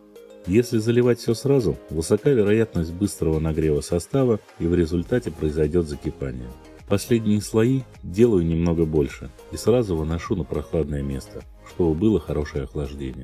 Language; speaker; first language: Russian; native; Russian